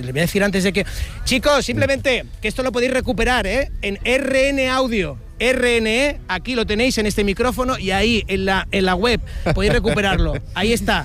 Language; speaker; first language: Spanish; native; Spanish